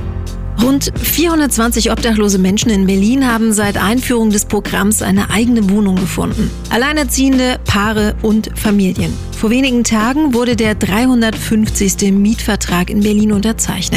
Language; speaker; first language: German; native; German